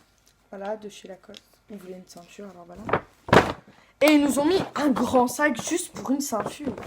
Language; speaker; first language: French; native; French